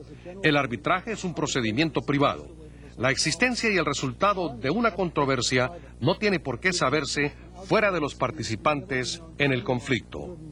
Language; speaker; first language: Spanish; native; Spanish